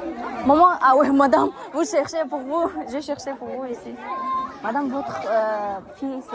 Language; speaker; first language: French; non-native, learner; Kazakh